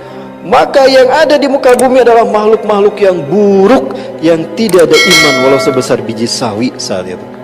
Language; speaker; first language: Indonesian; non-native, local second language; Sundanese